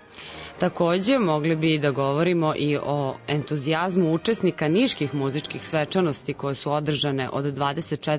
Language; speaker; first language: Serbian; native; Serbian